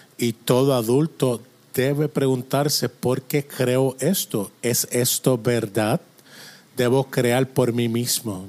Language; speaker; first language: Spanish; non-native, fluent; English